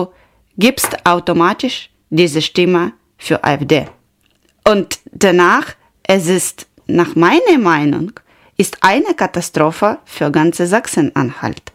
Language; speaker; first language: German; non-native, learner; Ukrainian